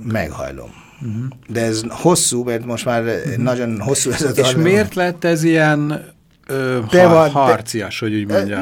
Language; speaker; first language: Hungarian; non-native, fluent; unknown